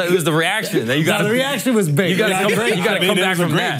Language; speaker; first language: English; native; English